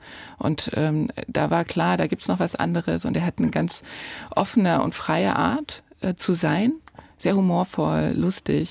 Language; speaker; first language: German; native; German